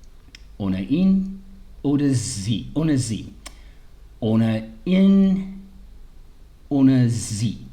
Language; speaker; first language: German; early bilingual, heritage; English